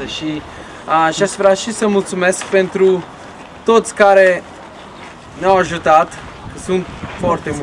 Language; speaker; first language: Romanian; non-native, fluent; English